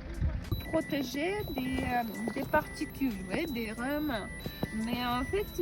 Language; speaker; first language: French; non-native, learner; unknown